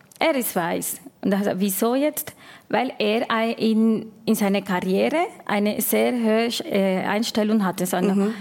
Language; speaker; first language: German; non-native, fluent; Spanish